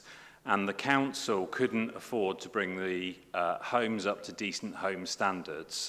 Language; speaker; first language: English; native; English